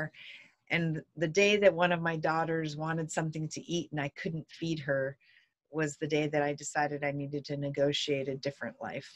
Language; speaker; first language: English; native; English